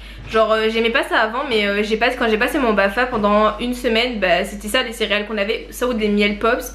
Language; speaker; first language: French; native; French